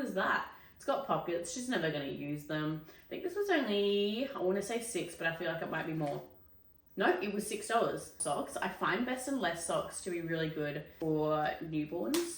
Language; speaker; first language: English; native; English